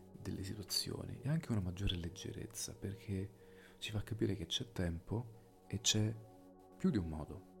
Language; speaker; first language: Italian; native; Italian